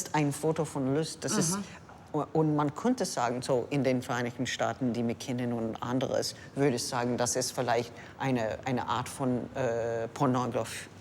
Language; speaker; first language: German; non-native, learner; English